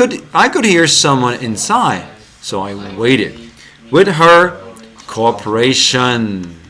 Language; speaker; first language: English; non-native, fluent; Korean